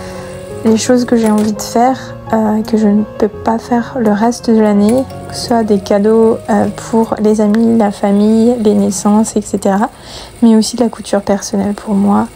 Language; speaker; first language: French; native; French